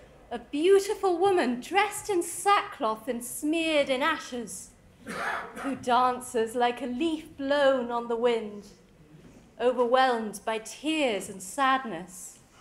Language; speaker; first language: English; non-native, local second language; Spanish